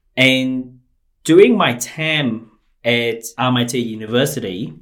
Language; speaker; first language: English; non-native, fluent; Vietnamese